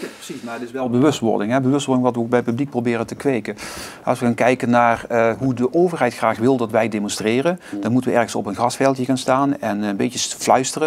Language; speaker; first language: Dutch; native; Dutch